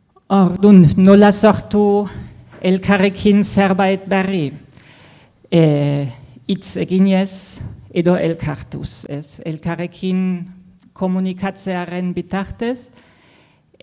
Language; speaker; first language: Basque; non-native, fluent; German